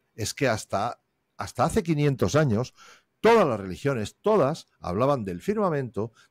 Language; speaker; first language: Spanish; native; Spanish